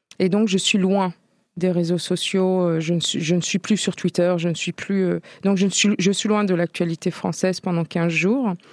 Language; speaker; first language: French; native; French